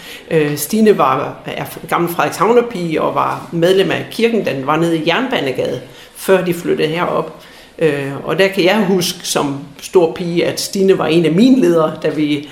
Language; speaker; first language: Danish; native; Danish